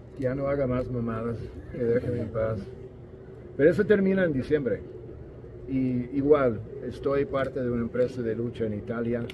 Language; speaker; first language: Spanish; non-native, fluent; English